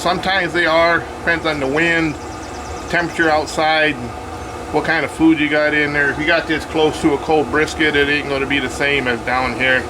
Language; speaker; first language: English; native; English